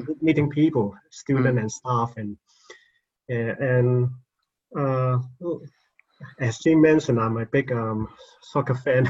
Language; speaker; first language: English; non-native, local second language; Cantonese